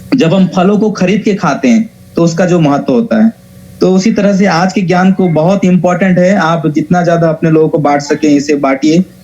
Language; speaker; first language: Hindi; native; Hindi